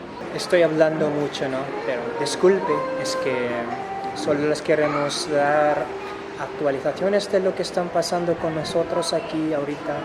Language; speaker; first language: Spanish; non-native, fluent; Filipino